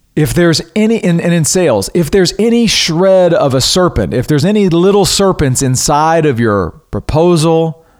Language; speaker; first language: English; native; English